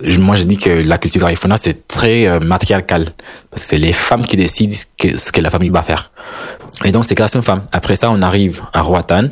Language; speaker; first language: French; non-native, fluent; Spanish